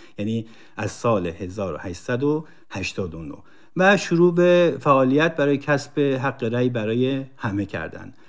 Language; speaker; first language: Persian; native; Persian